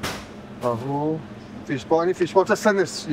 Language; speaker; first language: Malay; non-native, local second language; Chinese